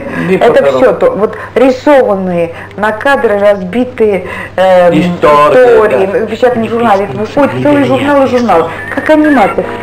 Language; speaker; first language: Russian; native; Russian